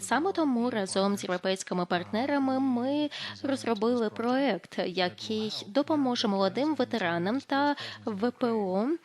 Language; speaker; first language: Ukrainian; non-native, fluent; Lithuanian